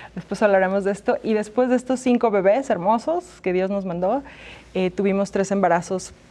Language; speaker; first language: Spanish; native; Spanish